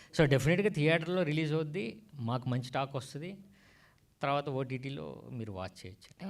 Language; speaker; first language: Telugu; native; Telugu